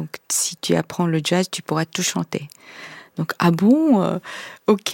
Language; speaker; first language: French; non-native, fluent; Korean